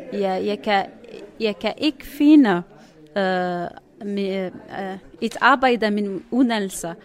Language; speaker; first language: Norwegian; non-native, learner; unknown